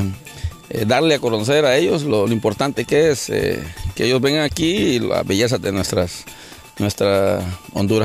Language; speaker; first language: Spanish; native; Spanish